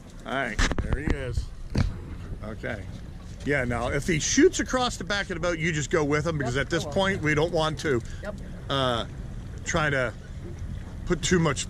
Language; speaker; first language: English; native; English